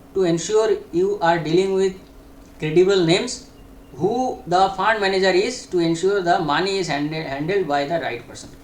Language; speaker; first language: English; non-native, local second language; Bangla